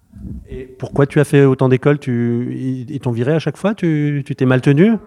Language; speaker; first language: French; native; French